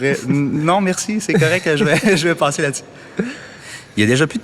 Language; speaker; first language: French; native; French